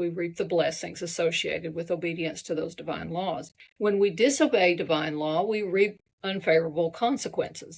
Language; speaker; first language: English; native; English